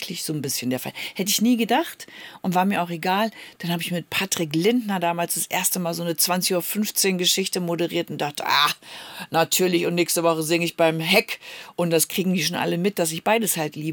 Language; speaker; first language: German; native; German